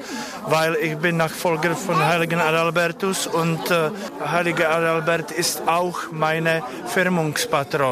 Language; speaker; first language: German; non-native, fluent; Czech